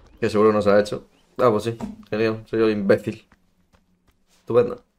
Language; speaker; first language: Spanish; native; Spanish